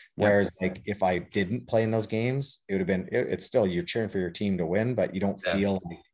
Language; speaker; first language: English; native; English